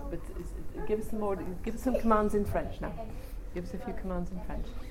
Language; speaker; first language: English; native; English